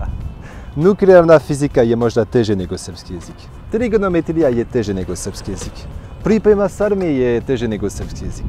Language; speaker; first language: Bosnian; non-native, learner; French